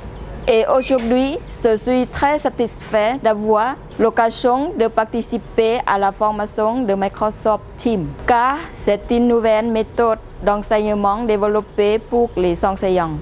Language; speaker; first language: French; non-native, fluent; Lao